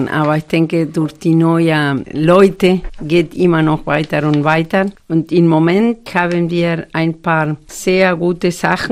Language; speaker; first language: German; non-native, fluent; Spanish